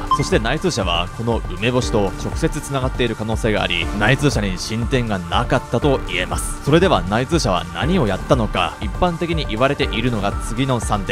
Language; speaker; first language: Japanese; native; Japanese